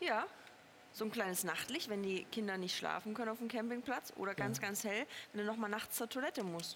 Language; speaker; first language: German; native; German